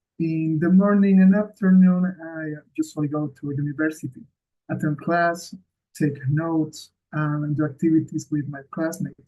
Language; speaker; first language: English; non-native, learner; Spanish